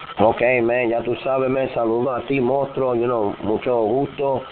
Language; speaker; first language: Spanish; early bilingual, heritage; Spanish